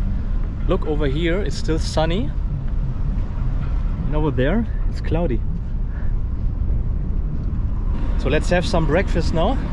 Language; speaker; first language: English; non-native, fluent; German